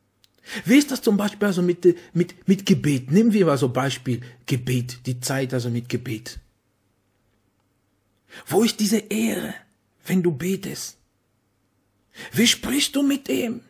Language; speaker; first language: German; non-native, fluent; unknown